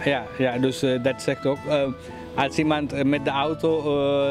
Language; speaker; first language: Dutch; non-native, fluent; Tamil